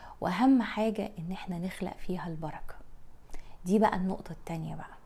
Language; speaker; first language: Arabic; native; Arabic